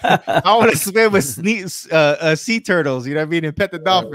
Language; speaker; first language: English; native; English